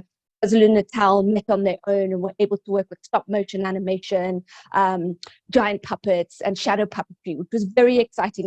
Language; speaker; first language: English; non-native, fluent; French